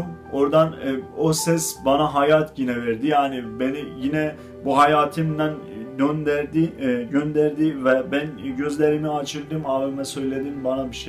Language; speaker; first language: Turkish; non-native, fluent; Azerbaijani